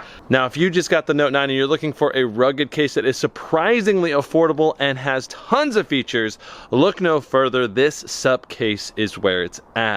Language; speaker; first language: English; native; English